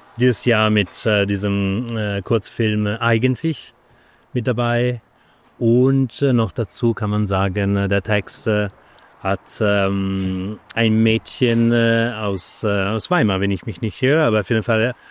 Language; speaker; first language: German; non-native, fluent; Italian